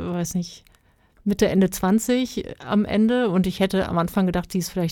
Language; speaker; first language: German; native; German